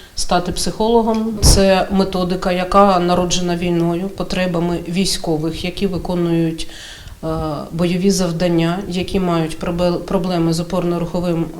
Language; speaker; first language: Ukrainian; native; Ukrainian